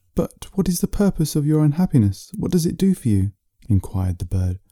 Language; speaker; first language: English; native; English